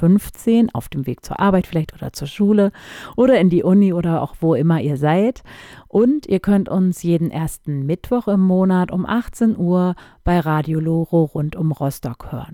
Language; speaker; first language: German; native; German